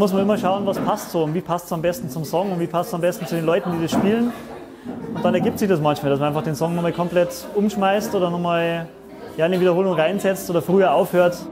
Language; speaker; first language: German; native; German